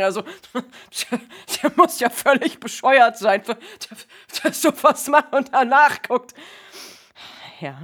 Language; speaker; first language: German; native; German